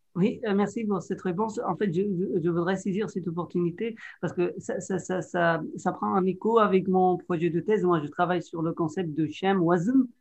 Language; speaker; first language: French; non-native, fluent; Arabic